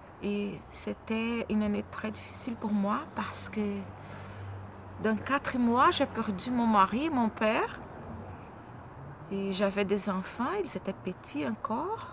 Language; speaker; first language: French; non-native, fluent; Portuguese